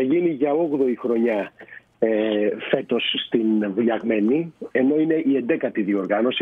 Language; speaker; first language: Greek; native; Greek